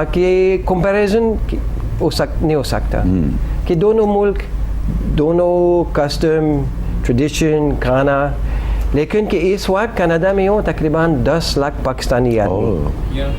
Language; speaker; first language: Hindi; non-native, learner; English